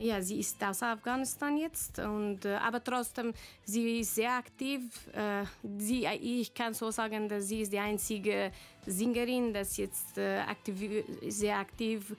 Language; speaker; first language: German; non-native, learner; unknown